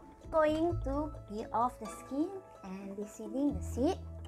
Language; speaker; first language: English; non-native, fluent; Indonesian